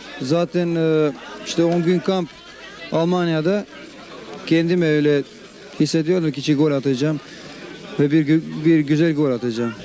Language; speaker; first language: Turkish; non-native, learner; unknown